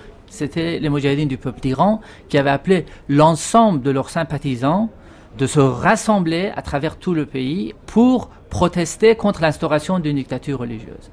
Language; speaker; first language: French; non-native, fluent; Persian